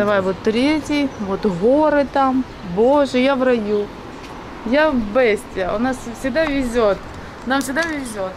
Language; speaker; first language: Russian; native; Russian